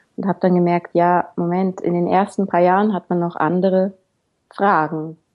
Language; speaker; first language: German; native; German